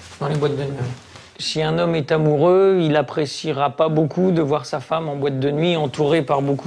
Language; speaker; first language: French; native; French